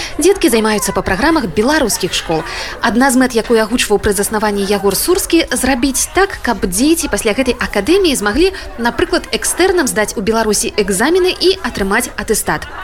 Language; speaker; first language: Belarusian; native; Belarusian